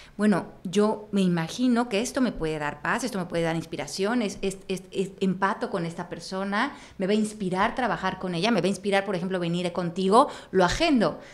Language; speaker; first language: Spanish; native; Spanish